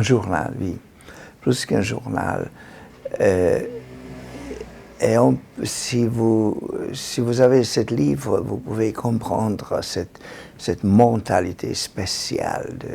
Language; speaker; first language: French; non-native, learner; Hungarian